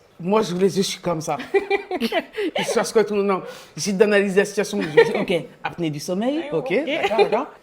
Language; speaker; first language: French; native; French